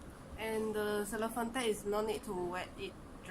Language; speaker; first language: English; non-native, local second language; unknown